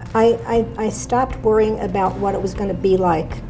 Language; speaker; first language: English; native; English